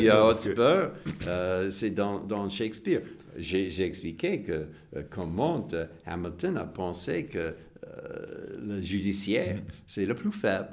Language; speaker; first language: French; non-native, fluent; English